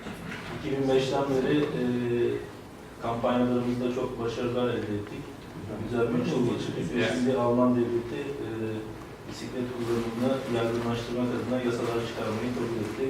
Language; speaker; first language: Turkish; native; Turkish